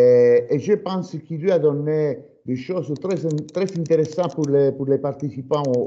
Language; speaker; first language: French; non-native, fluent; Italian